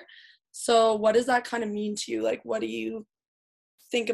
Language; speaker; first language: English; native; English